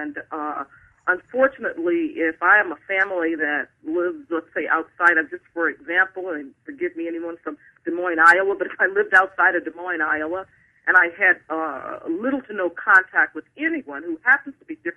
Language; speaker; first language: English; native; English